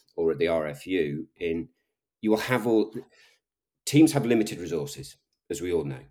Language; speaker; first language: English; native; English